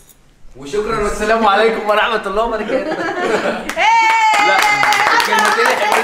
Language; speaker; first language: Arabic; native; Arabic